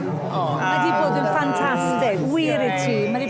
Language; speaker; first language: Welsh; native; Welsh